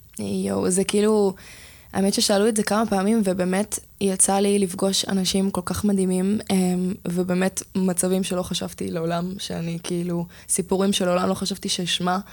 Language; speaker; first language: Hebrew; early bilingual, other home language; Russian